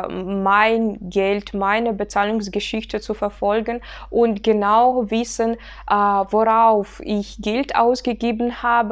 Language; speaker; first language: German; non-native, fluent; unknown